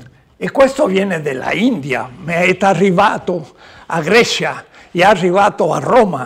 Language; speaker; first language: Italian; non-native, learner; Spanish